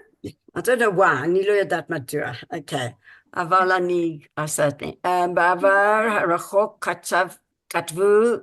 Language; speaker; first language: Hebrew; non-native, learner; English